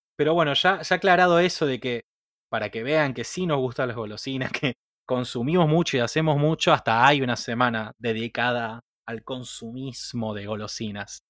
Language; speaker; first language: Spanish; native; Spanish